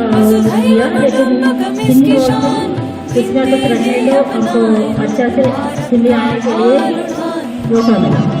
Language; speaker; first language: Hindi; non-native, local second language; Telugu